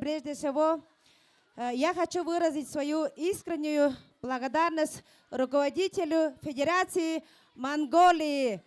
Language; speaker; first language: Russian; non-native, learner; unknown